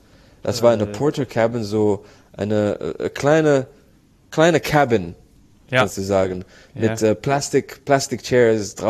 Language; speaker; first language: German; non-native, learner; Arabic